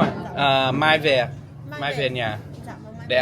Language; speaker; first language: Vietnamese; non-native, learner; English